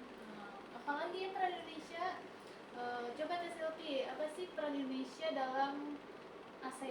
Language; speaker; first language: Indonesian; native; Indonesian